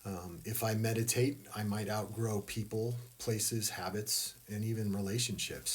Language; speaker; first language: English; native; English